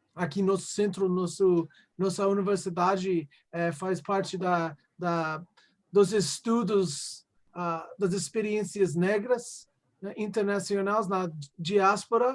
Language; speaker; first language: Portuguese; non-native, learner; English